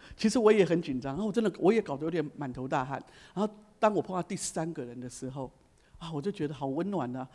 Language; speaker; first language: Chinese; native; Chinese